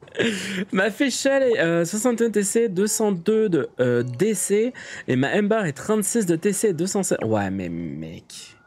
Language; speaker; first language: French; native; French